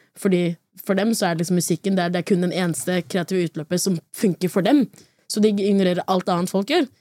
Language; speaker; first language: Norwegian; early bilingual, other home language; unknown